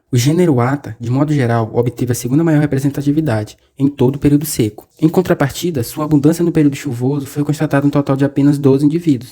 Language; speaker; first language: Portuguese; native; Portuguese